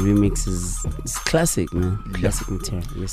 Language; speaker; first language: English; non-native, local second language; Tswana